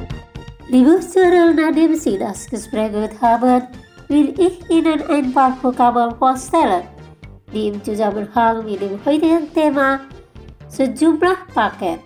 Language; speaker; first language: German; non-native, fluent; Indonesian